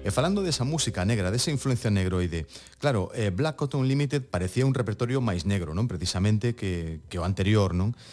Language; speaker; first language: Galician; native; Galician